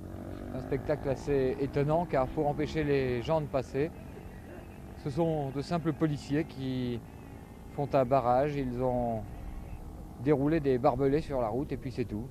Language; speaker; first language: French; native; French